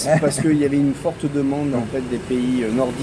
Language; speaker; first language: French; native; French